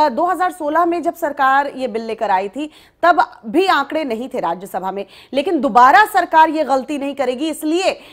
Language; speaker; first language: Hindi; native; Hindi